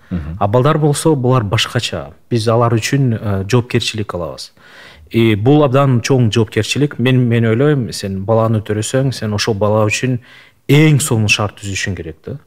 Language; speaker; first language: Kyrgyz; non-native, local second language; Russian